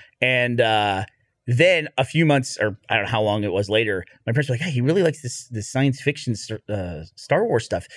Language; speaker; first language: English; native; English